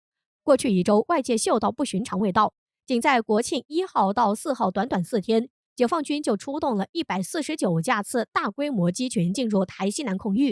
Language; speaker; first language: Chinese; native; Chinese